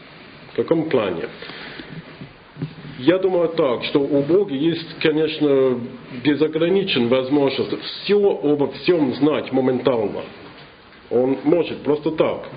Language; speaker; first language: Russian; non-native, fluent; English